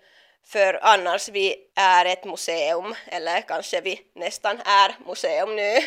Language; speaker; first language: Swedish; non-native, local second language; Finnish